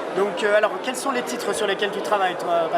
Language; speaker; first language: French; native; French